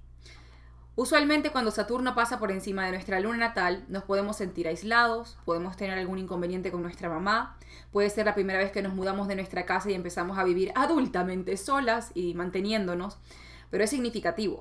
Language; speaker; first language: Spanish; native; Spanish